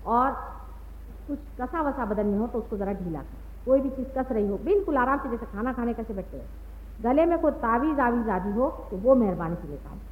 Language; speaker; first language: Hindi; non-native, local second language; Marathi